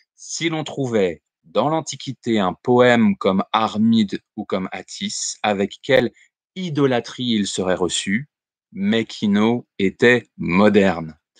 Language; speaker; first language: French; native; French